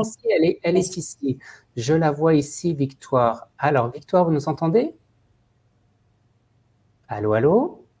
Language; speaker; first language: French; native; French